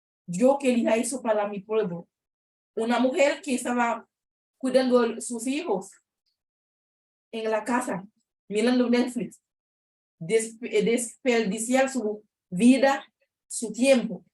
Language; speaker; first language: Spanish; non-native, learner; Haitian Creole